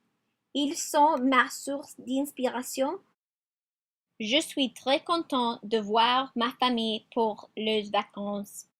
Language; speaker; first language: French; non-native, learner; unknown